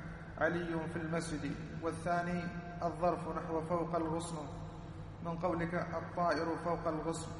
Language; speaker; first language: Arabic; native; Arabic